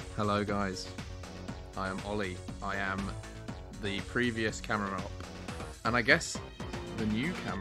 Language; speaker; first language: English; native; English